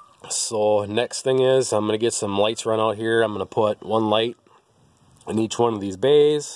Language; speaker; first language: English; native; English